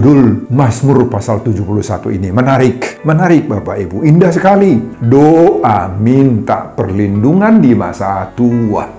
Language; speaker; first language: Indonesian; non-native, local second language; Batak Toba